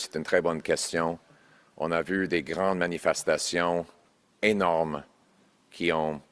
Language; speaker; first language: French; non-native, local second language; English